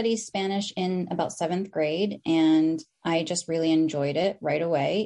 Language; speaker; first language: English; early bilingual, other home language; Filipino